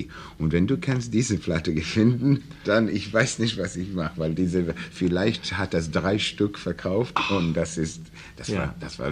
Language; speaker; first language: German; non-native, learner; English